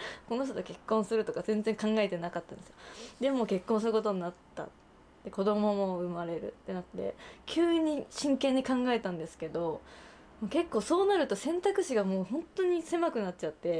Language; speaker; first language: Japanese; native; Japanese